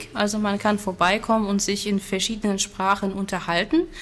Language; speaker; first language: German; non-native, fluent; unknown